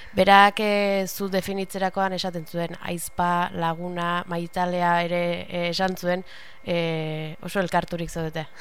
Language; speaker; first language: Basque; native; Basque